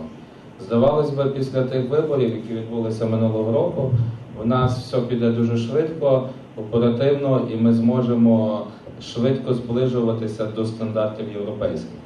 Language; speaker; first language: Ukrainian; native; Ukrainian